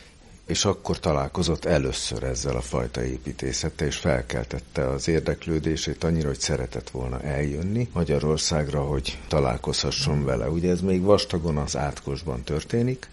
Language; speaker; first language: Hungarian; native; Hungarian